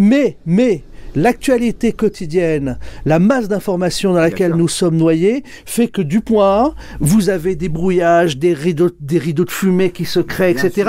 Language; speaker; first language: French; native; French